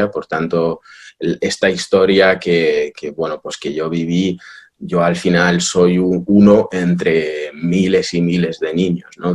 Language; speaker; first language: Spanish; early bilingual, other home language; Russian